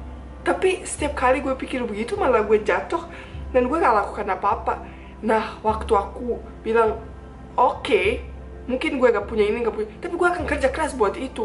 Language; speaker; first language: Indonesian; non-native, fluent; Bosnian